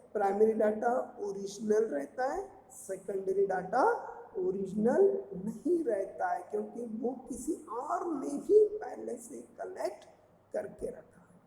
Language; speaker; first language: Hindi; native; Hindi